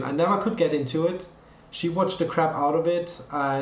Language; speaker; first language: English; non-native, fluent; German